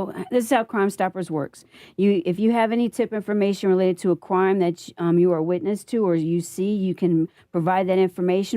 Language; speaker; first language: English; native; English